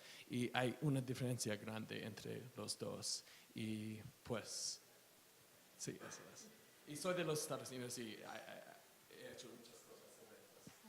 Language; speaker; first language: Spanish; non-native, learner; English